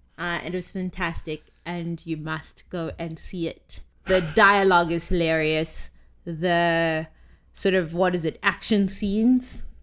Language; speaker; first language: English; native; English